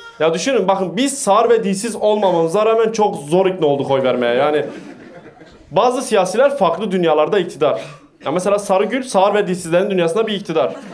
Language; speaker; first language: Turkish; native; Turkish